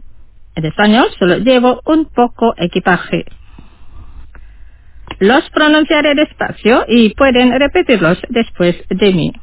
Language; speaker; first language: Spanish; non-native, fluent; Indonesian